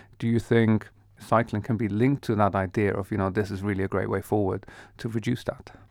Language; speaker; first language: English; non-native, fluent; Dutch